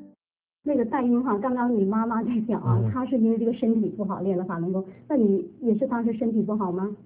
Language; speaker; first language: Chinese; native; Chinese